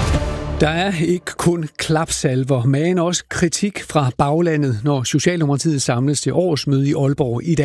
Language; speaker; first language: Danish; native; Danish